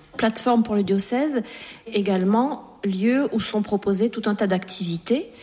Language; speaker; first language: French; native; French